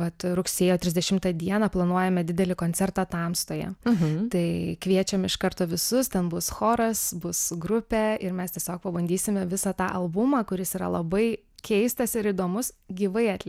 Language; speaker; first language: Lithuanian; native; Lithuanian